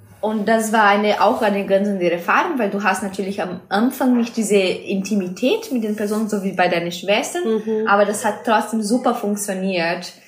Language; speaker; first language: German; non-native, fluent; Portuguese